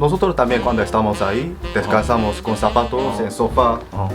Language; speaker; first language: Spanish; non-native, fluent; Korean